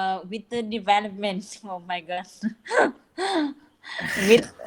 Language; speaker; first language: English; non-native, learner; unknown